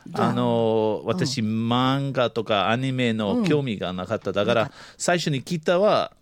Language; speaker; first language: Japanese; non-native, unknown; English